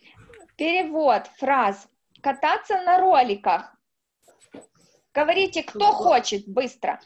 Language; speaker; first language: Russian; native; Russian